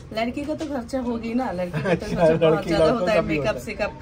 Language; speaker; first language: Hindi; non-native, learner; Bangla